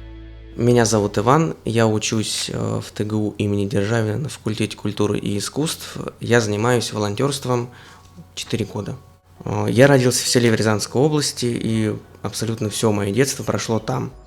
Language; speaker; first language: Russian; native; Russian